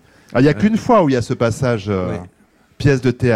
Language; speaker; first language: French; native; French